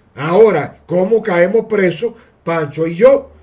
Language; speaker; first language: Spanish; native; Spanish